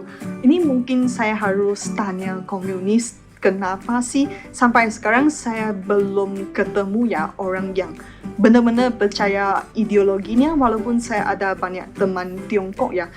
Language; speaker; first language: Indonesian; non-native, fluent; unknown